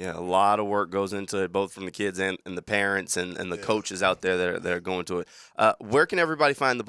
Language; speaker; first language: English; native; English